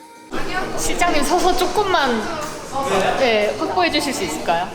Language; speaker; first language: Korean; native; Korean